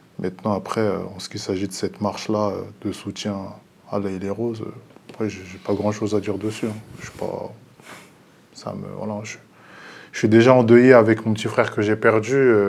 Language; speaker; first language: French; early bilingual, other home language; Lingala